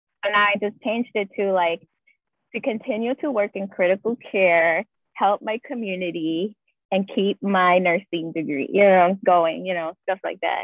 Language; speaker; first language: English; early bilingual, other home language; Spanish